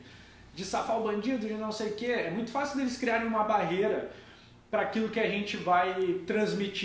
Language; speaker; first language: Portuguese; native; Portuguese